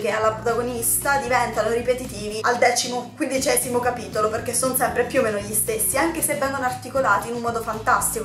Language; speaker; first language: Italian; native; Italian